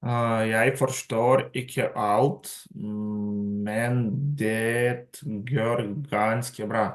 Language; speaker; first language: Norwegian; non-native, learner; Lithuanian